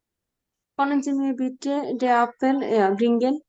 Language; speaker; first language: German; non-native, learner; Bangla